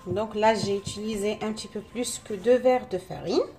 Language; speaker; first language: French; non-native, local second language; Arabic